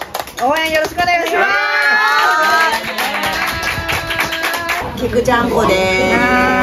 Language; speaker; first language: Japanese; native; Japanese